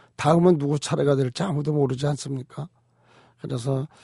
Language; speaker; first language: Korean; native; Korean